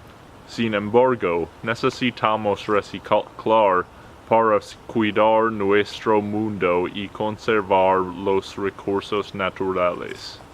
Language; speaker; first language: Spanish; non-native, learner; English